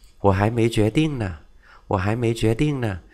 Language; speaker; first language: Chinese; non-native, fluent; Vietnamese